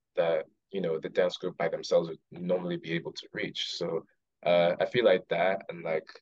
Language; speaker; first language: English; non-native, local second language; Yoruba